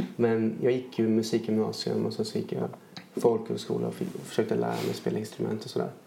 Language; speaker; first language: Swedish; native; Swedish